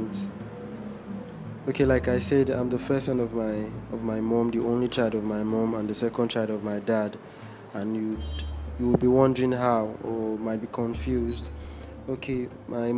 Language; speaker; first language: English; non-native, local second language; Igbo